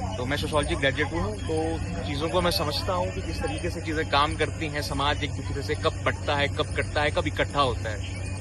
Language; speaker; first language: Hindi; native; Hindi